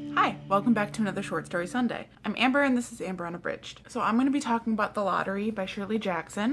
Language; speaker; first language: English; native; English